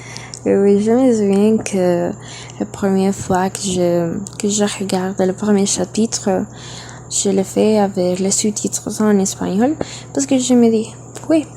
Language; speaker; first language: French; non-native, learner; Spanish